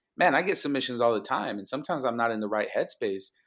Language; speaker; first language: English; early bilingual, other home language; Spanish